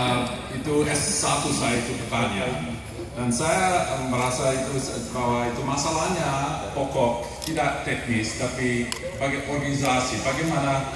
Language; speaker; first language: Indonesian; non-native, fluent; English